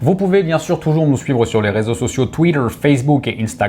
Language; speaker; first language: French; native; French